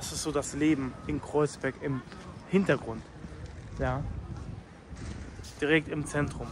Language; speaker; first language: German; native; German